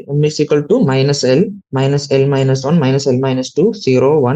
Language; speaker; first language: English; non-native, local second language; Malayalam